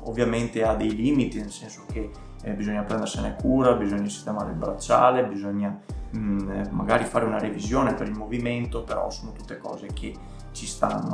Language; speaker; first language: Italian; native; Italian